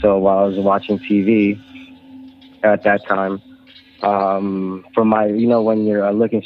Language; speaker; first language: English; non-native, local second language; Filipino